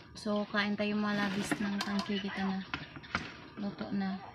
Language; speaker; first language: Filipino; non-native, local second language; Hiligaynon